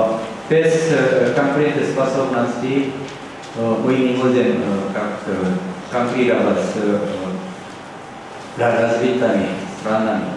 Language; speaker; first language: Russian; non-native, learner; Korean